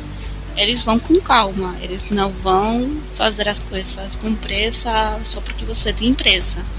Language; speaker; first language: Portuguese; non-native, fluent; Spanish